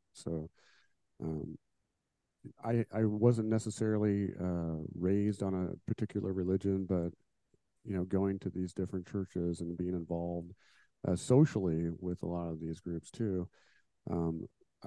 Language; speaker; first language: English; native; English